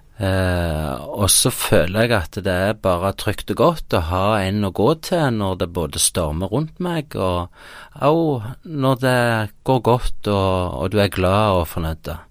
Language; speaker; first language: Norwegian; native; Norwegian